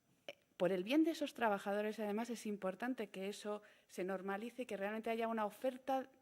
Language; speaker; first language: Spanish; native; Spanish